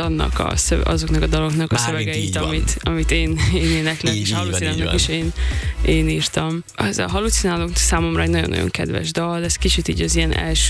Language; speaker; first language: Hungarian; native; Hungarian